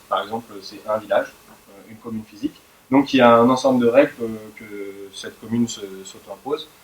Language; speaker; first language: French; native; French